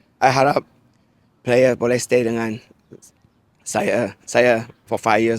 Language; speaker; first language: Malay; non-native, local second language; Chinese